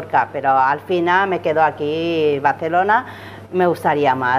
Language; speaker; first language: Spanish; non-native, learner; Chinese